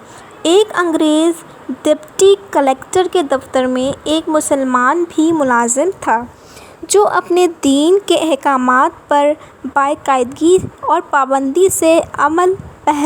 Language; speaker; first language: Urdu; non-native, local second language; Sindhi